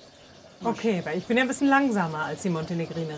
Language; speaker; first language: German; native; German